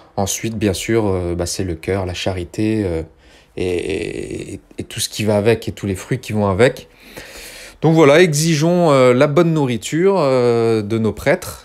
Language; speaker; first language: French; early bilingual, other home language; Kabyle